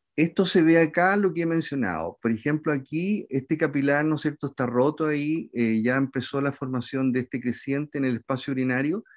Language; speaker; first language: Spanish; native; Spanish